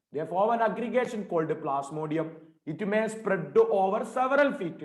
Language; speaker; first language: English; non-native, local second language; Malayalam